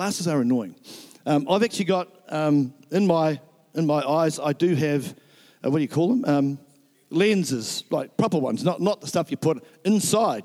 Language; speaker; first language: English; native; English